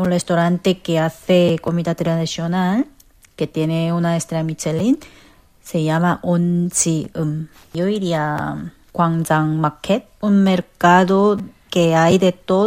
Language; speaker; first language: Spanish; non-native, fluent; Korean